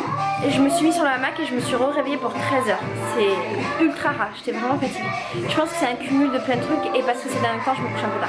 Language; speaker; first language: French; native; French